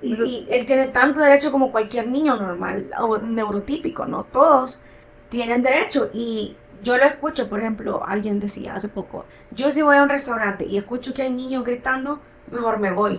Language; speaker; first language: Spanish; native; Spanish